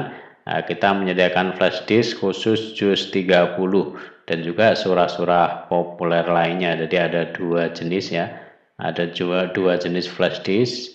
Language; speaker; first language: Indonesian; native; Indonesian